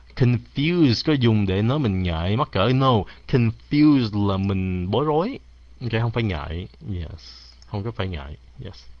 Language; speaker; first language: Vietnamese; early bilingual, heritage; Vietnamese